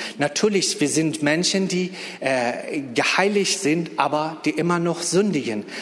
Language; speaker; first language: German; non-native, fluent; Persian